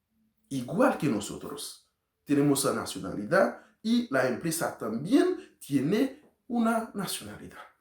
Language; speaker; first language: Spanish; non-native, learner; Haitian Creole